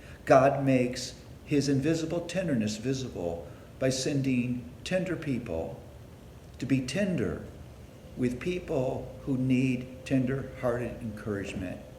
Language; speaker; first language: English; native; English